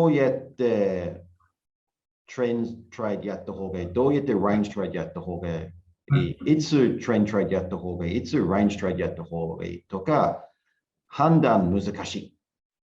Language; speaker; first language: Japanese; non-native, learner; English